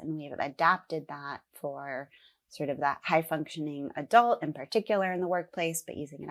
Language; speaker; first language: English; native; English